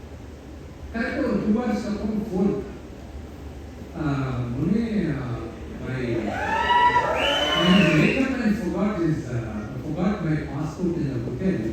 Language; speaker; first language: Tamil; non-native, local second language; Telugu